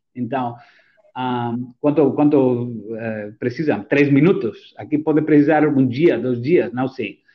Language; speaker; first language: Portuguese; non-native, fluent; Greek